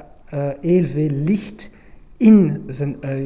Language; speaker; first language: Dutch; non-native, local second language; French